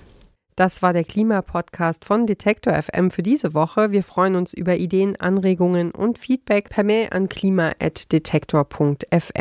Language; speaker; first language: German; native; German